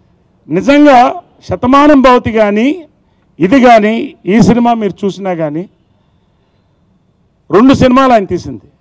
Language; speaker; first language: Telugu; native; Telugu